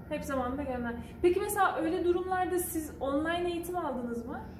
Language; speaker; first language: Turkish; native; Turkish